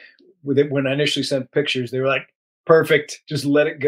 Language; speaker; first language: English; native; English